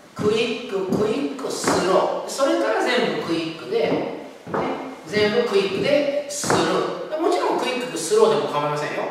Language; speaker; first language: Japanese; native; Japanese